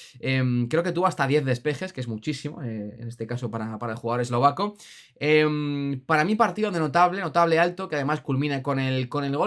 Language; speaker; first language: Spanish; native; Spanish